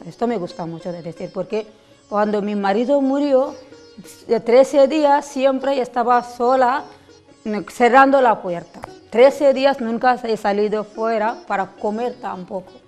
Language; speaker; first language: Spanish; non-native, learner; Telugu